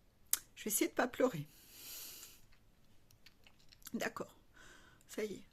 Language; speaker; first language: French; native; French